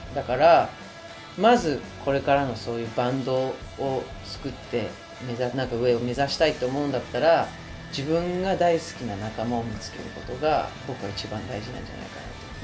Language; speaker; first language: Japanese; native; Japanese